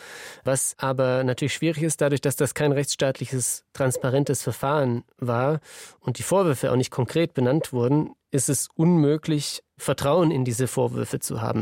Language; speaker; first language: German; native; German